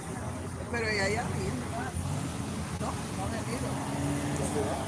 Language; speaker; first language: Spanish; native; Spanish